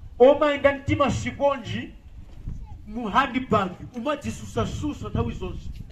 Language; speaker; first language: Nyanja; native; Nyanja